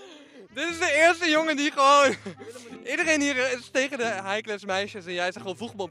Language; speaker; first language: Dutch; native; Dutch